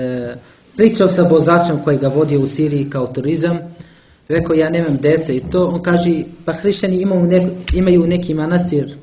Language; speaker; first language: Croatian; non-native, learner; Arabic